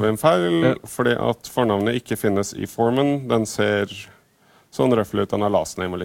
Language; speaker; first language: Norwegian; native; Norwegian